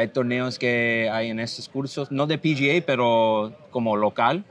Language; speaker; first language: Spanish; non-native, learner; English